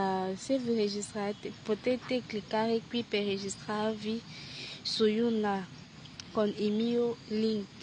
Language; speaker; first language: Italian; non-native, learner; French